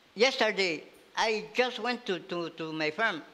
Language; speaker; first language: English; non-native, local second language; Spanish